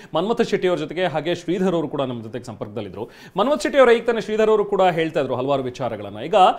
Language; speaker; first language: Kannada; native; Kannada